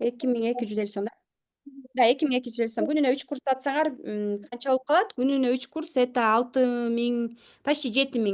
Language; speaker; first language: Kyrgyz; native; Kyrgyz